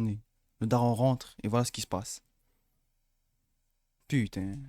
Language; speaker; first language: French; native; French